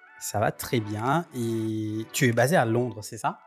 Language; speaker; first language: French; native; French